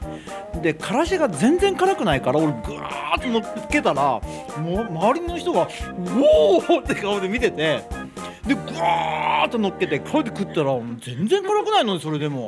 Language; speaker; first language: Japanese; native; Japanese